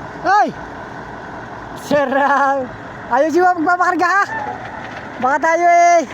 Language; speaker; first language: Filipino; native; Filipino